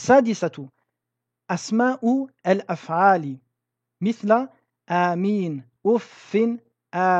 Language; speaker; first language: Arabic; non-native, fluent; French